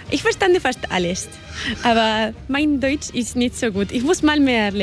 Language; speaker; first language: German; non-native, learner; Spanish